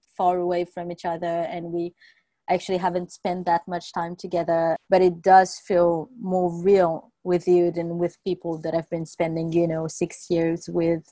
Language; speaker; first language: English; non-native, fluent; French